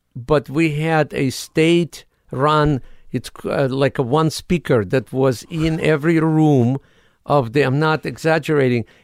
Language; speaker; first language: English; non-native, fluent; Ukrainian